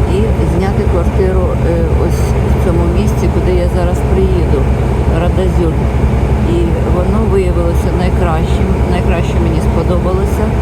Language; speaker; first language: Ukrainian; native; Ukrainian